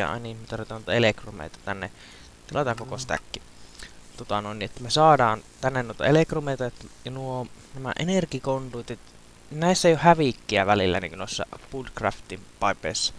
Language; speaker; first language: Finnish; native; Finnish